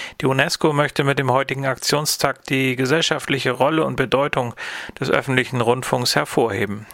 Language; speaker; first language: German; native; German